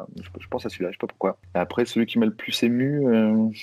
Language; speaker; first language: French; native; French